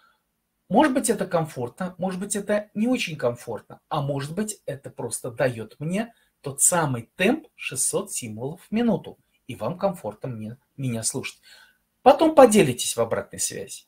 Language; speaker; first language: Russian; native; Russian